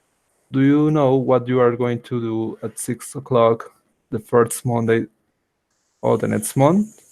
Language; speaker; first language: English; non-native, learner; Spanish